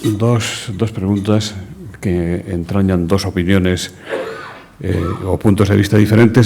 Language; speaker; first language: Spanish; native; Spanish